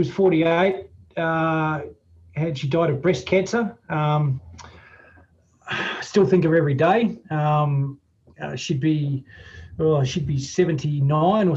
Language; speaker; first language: English; native; English